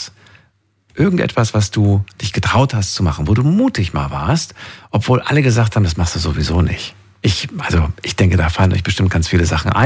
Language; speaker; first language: German; native; German